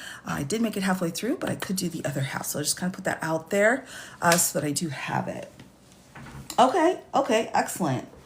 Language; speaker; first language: English; native; English